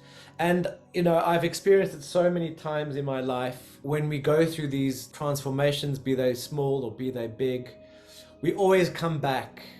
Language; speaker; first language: English; native; English